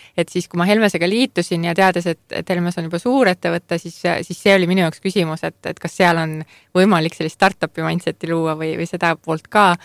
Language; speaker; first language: Estonian; native; Estonian